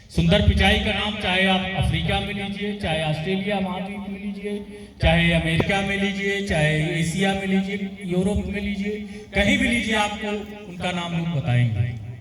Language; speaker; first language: Hindi; native; Hindi